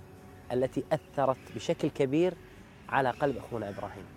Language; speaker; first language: Arabic; native; Arabic